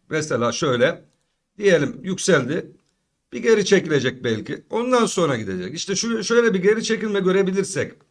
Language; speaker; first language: Turkish; native; Turkish